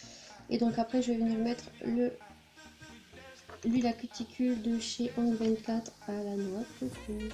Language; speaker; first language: French; native; French